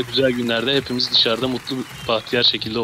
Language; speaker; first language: Turkish; native; Turkish